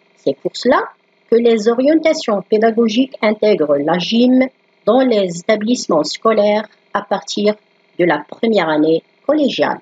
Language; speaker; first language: French; non-native, local second language; Arabic